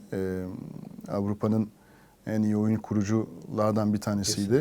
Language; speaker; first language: Turkish; non-native, fluent; French